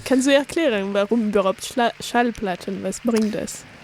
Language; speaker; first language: German; non-native, fluent; French